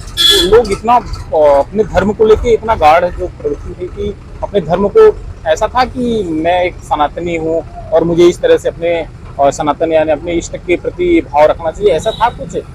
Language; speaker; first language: Hindi; native; Hindi